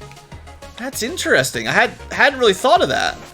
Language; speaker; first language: English; native; English